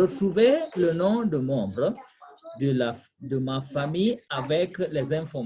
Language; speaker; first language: French; non-native, fluent; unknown